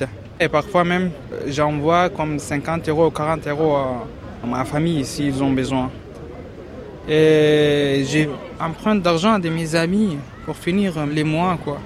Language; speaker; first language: French; non-native, learner; Arabic